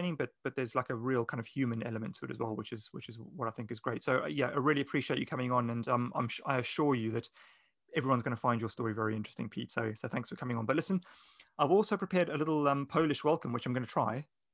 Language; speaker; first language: English; native; English